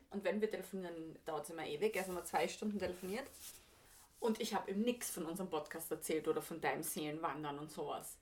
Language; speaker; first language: German; native; German